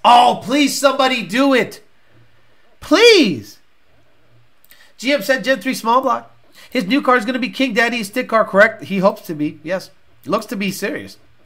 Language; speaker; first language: English; native; English